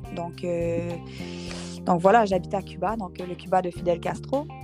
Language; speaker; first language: French; native; French